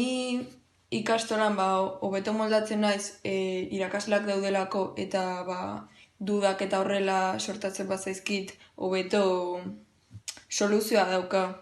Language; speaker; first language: Basque; non-native, local second language; Spanish